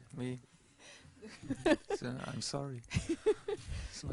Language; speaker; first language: French; non-native, learner; German